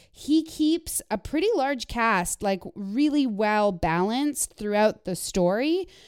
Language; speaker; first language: English; non-native, fluent; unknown